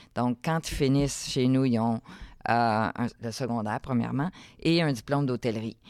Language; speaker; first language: French; native; French